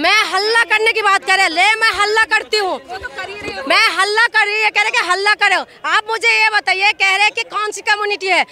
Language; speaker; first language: Hindi; non-native, local second language; Assamese